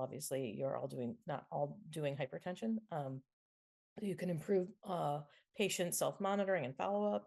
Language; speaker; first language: English; native; English